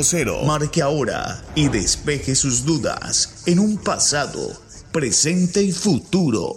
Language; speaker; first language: Spanish; native; Spanish